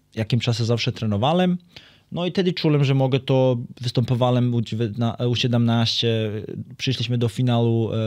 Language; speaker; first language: Polish; non-native, fluent; Serbian